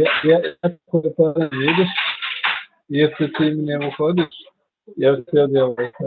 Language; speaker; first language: Russian; non-native, learner; Turkmen